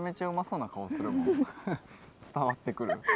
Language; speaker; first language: Japanese; native; Japanese